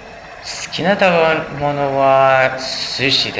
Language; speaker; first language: Japanese; non-native, learner; English